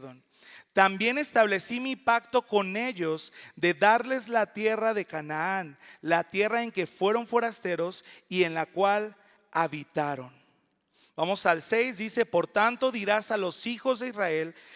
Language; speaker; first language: Spanish; native; Spanish